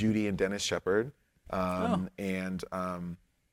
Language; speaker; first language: English; native; English